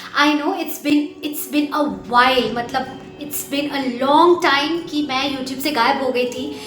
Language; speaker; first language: Hindi; non-native, local second language; Bangla